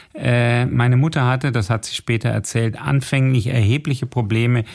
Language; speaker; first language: German; native; German